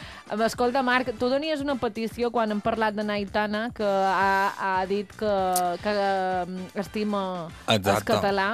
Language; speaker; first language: Catalan; native; Catalan